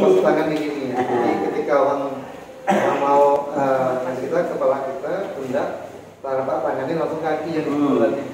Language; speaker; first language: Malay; non-native, local second language; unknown